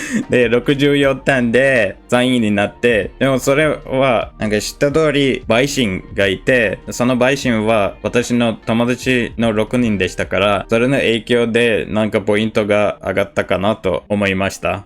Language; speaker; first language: Japanese; non-native, fluent; Turkish